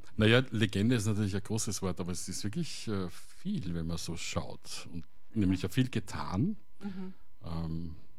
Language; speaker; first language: German; native; German